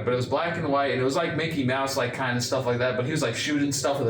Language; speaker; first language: English; native; English